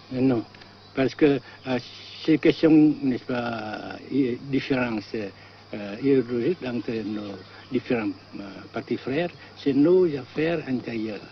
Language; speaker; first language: French; non-native, local second language; Vietnamese